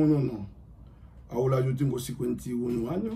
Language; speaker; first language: Spanish; non-native, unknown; Haitian Creole